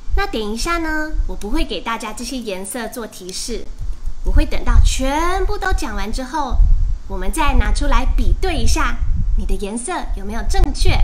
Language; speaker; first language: Chinese; native; Chinese